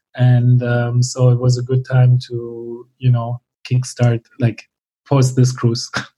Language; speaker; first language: English; non-native, fluent; German